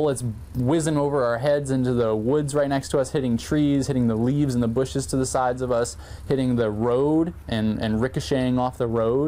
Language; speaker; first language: English; native; English